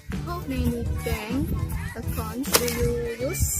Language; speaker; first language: English; non-native, learner; Indonesian